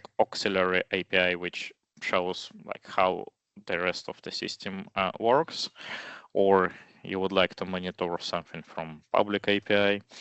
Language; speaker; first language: English; non-native, fluent; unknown